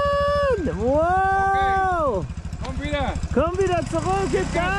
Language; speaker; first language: German; native; German